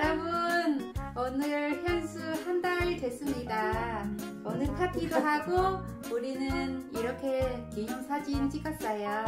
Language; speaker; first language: Korean; non-native, learner; Vietnamese